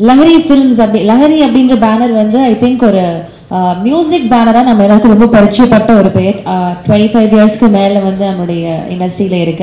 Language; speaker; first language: Tamil; native; Tamil